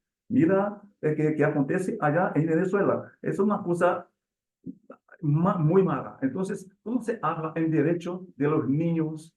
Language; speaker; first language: Spanish; non-native, learner; Portuguese